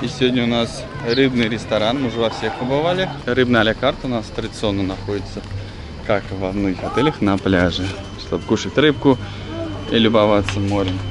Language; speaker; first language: Russian; native; Russian